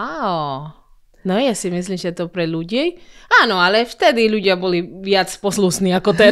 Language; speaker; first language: Slovak; non-native, fluent; Spanish